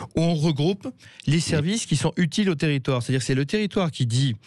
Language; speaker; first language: French; native; French